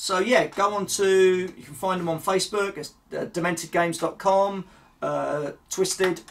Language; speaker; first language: English; native; English